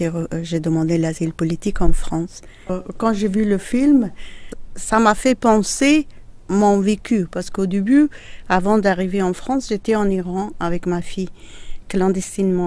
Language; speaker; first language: French; non-native, fluent; Persian